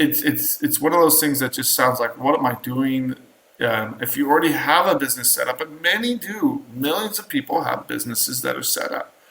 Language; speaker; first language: English; native; English